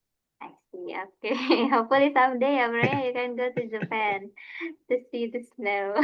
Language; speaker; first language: English; non-native, fluent; Indonesian